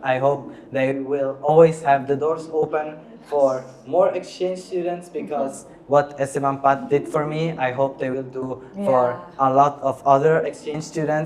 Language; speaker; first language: English; non-native, fluent; Italian